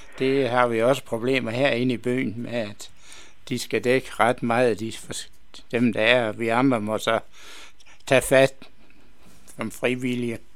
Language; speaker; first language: Danish; native; Danish